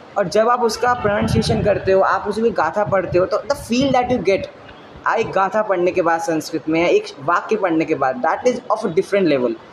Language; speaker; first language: Hindi; native; Hindi